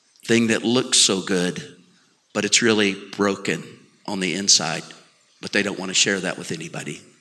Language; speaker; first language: English; native; English